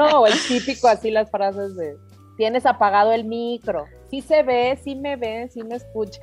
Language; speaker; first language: Spanish; native; Spanish